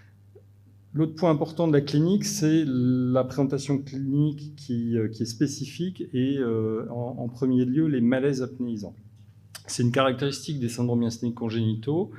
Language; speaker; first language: French; native; French